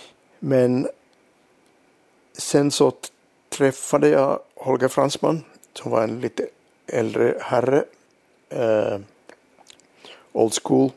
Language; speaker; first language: Swedish; non-native, local second language; Finnish